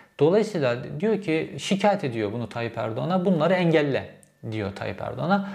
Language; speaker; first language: Turkish; native; Turkish